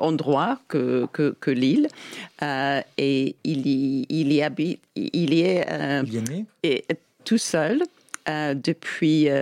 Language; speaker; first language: French; non-native, fluent; English